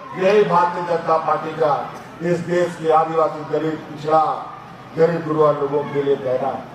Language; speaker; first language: Hindi; native; Hindi